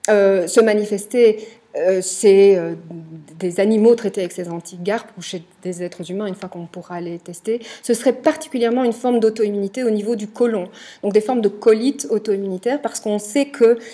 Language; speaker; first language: French; native; French